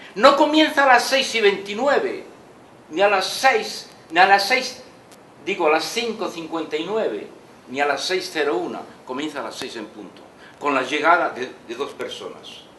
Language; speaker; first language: Spanish; native; Spanish